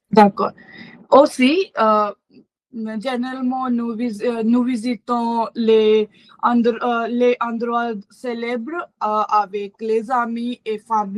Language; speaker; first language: French; non-native, learner; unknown